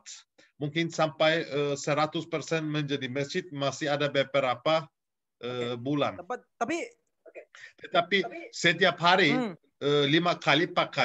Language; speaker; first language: Indonesian; non-native, fluent; Turkish